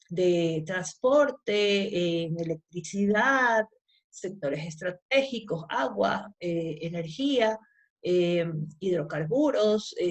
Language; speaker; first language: Spanish; native; Spanish